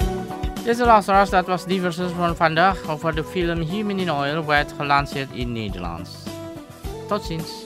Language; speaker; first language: Dutch; non-native, fluent; Indonesian